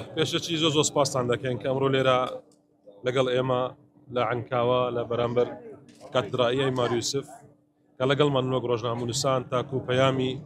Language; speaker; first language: Central Kurdish; non-native, local second language; Assyrian Neo-Aramaic